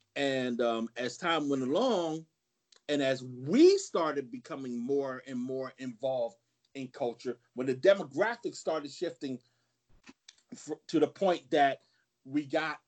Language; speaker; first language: English; native; English